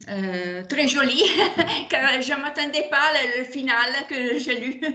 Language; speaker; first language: French; non-native, fluent; Italian